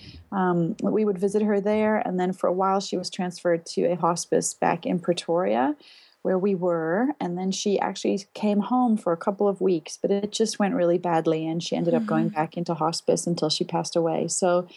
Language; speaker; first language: English; native; English